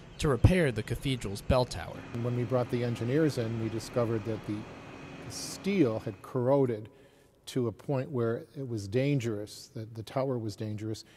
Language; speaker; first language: English; native; English